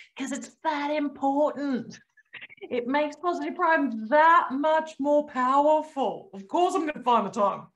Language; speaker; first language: English; native; English